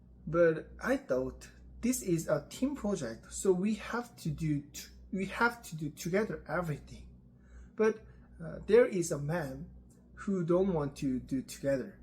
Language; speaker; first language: English; non-native, learner; Korean